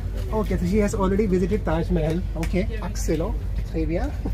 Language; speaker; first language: English; non-native, local second language; Hindi